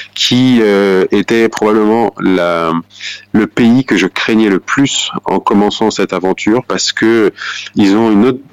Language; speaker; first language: French; native; French